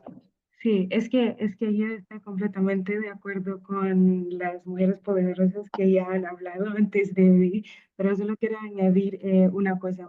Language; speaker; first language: Spanish; non-native, fluent; Akan